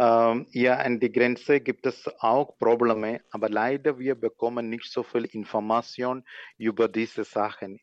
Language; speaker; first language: German; non-native, learner; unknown